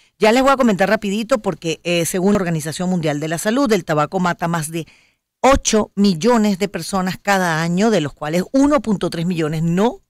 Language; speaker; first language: Spanish; native; Spanish